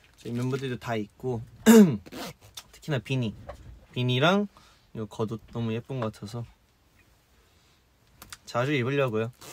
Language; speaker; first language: Korean; early bilingual, heritage; Korean